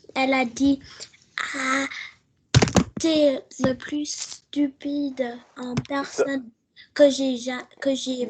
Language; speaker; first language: French; early bilingual, heritage; French